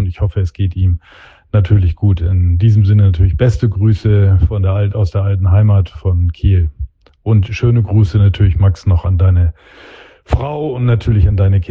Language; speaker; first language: German; native; German